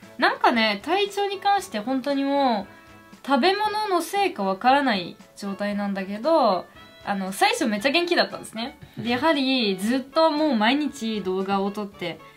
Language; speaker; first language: Japanese; non-native, fluent; French